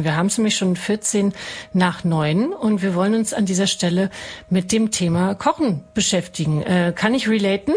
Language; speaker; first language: German; native; German